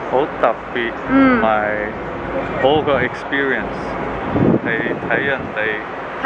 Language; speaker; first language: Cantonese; non-native, learner; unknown